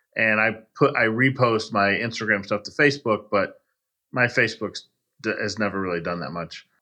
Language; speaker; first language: English; native; English